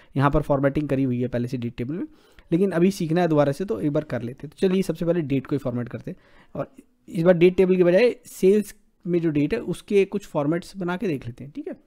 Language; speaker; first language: Hindi; native; Hindi